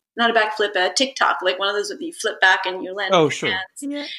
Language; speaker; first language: English; early bilingual, other home language; Italian